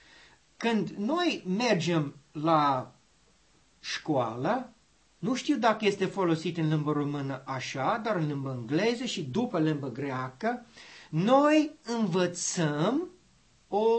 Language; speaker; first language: Romanian; non-native, learner; English